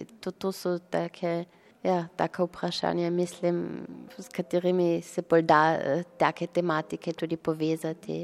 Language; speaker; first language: Slovenian; early bilingual, heritage; Slovenian